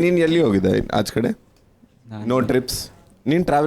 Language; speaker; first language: Kannada; non-native, learner; Punjabi